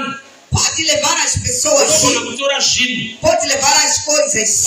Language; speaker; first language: Portuguese; non-native, local second language; Shona